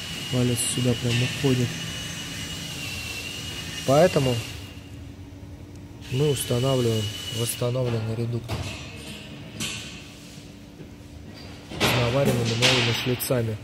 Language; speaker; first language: Russian; native; Russian